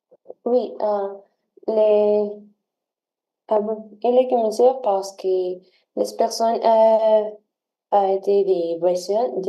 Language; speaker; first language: French; non-native, learner; Spanish